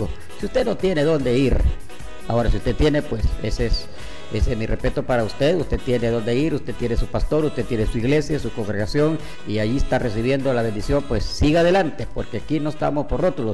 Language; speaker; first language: Spanish; native; Spanish